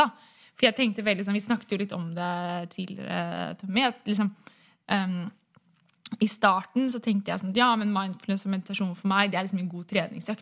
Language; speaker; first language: Norwegian; native; Norwegian